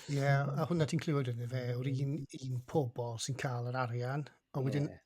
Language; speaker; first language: Welsh; native; Welsh